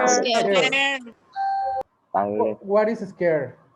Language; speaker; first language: English; non-native, learner; Spanish